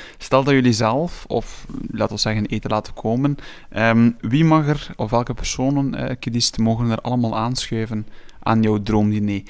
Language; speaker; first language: Dutch; native; Dutch